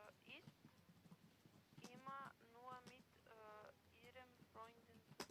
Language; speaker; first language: German; non-native, learner; Macedonian